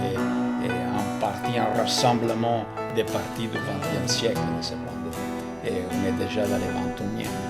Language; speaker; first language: French; non-native, fluent; Italian